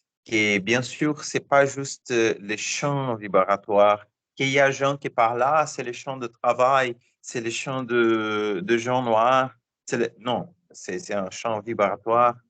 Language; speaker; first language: French; non-native, learner; Portuguese